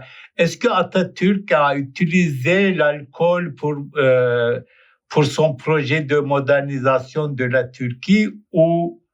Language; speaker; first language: French; non-native, fluent; Turkish